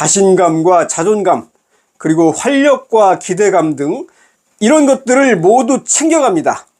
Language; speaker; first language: Korean; native; Korean